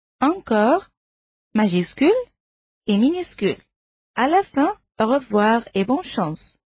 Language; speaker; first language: French; non-native, fluent; Arabic